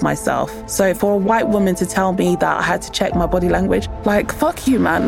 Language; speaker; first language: English; native; English